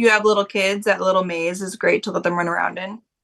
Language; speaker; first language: English; native; English